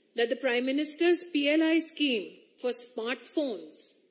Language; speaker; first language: English; non-native, local second language; Hindi